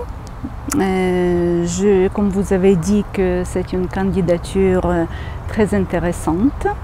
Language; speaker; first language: French; non-native, fluent; Ukrainian